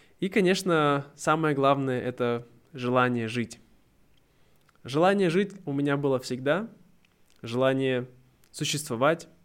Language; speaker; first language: Russian; native; Russian